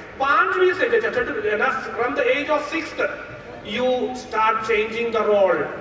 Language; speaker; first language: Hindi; non-native, local second language; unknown